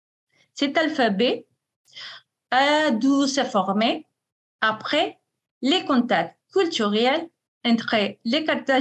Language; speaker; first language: French; non-native, fluent; Spanish